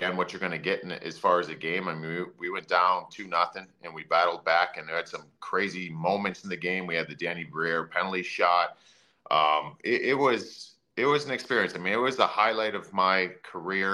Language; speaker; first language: English; native; English